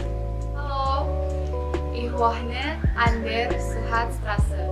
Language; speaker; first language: German; non-native, learner; Indonesian